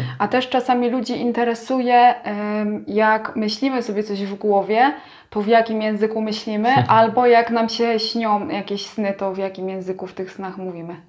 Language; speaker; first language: Polish; native; Polish